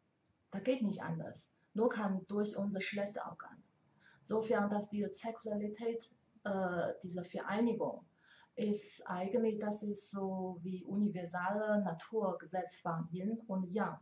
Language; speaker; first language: German; non-native, learner; Chinese